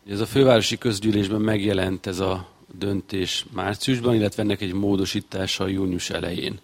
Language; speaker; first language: Hungarian; native; Hungarian